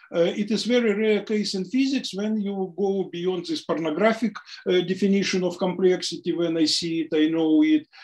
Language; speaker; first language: English; non-native, fluent; Russian